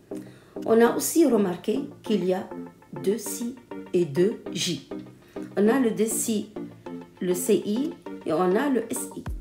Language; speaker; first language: French; non-native, local second language; Arabic